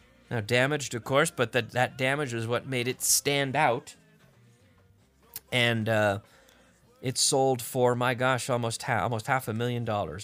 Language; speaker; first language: English; native; English